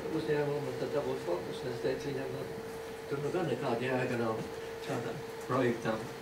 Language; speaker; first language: Latvian; early bilingual, other home language; English